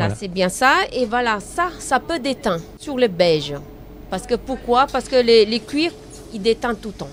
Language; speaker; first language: French; non-native, learner; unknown